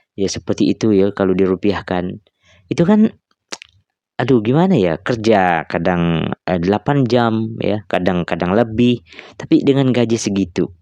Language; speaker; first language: Indonesian; native; Indonesian